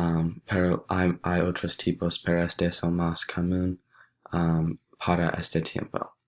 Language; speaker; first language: Spanish; non-native, learner; English